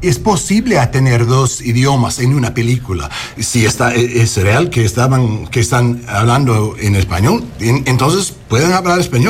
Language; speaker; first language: Spanish; non-native, learner; English